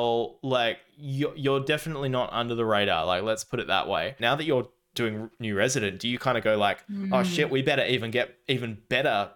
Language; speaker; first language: English; native; English